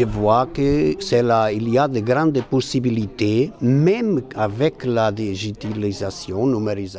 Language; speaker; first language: French; non-native, learner; Portuguese